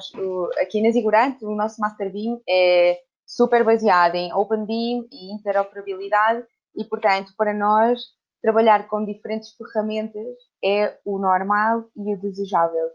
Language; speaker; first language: Portuguese; native; Portuguese